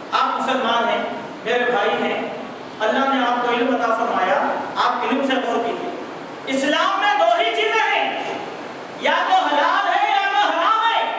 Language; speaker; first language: Urdu; native; Urdu